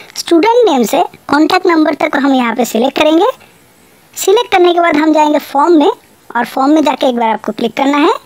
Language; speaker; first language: Urdu; native; Urdu